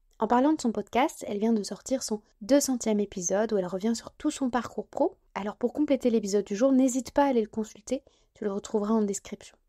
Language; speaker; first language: French; native; French